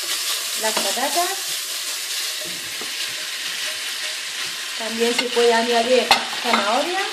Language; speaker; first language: Spanish; non-native, fluent; Arabic